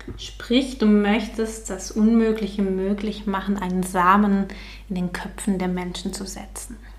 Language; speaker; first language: German; native; German